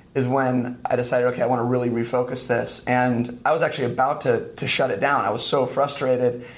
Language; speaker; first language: English; native; English